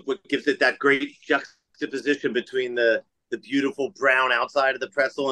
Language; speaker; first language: English; native; English